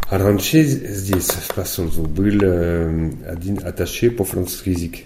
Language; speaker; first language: Russian; non-native, fluent; French